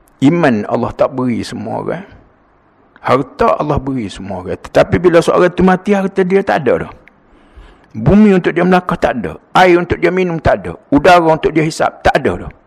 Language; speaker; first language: Malay; native; Malay